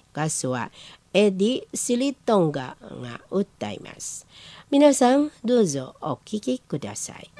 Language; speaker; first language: Japanese; non-native, learner; Indonesian